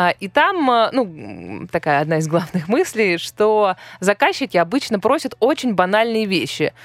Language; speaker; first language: Russian; native; Russian